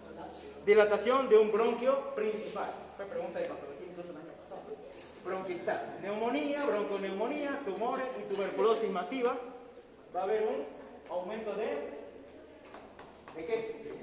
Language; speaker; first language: Spanish; native; Spanish